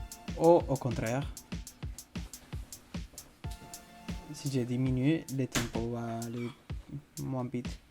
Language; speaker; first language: French; non-native, fluent; Spanish